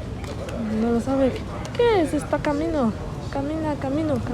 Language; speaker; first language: Spanish; non-native, learner; French